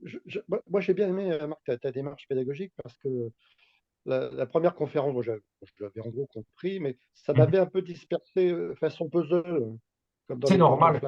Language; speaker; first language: French; native; French